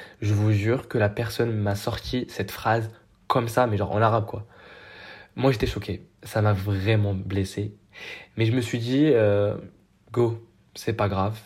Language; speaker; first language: French; non-native, local second language; Arabic